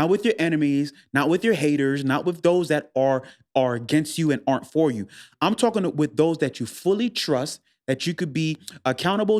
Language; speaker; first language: English; native; English